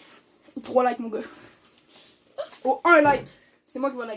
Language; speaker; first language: French; native; French